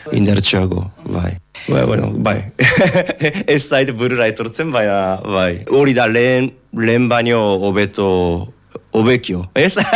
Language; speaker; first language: Basque; non-native, fluent; Japanese